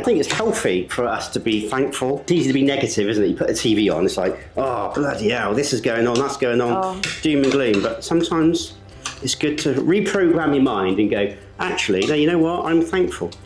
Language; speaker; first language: English; native; English